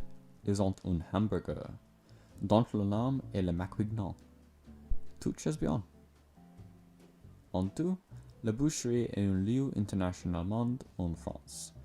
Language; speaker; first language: French; non-native, learner; English